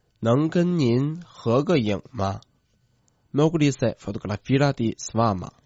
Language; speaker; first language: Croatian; non-native, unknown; Chinese